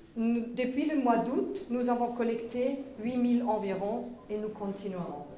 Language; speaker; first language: French; non-native, fluent; German